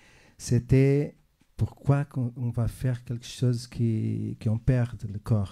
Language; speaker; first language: French; non-native, fluent; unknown